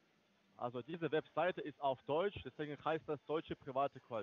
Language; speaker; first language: German; non-native, learner; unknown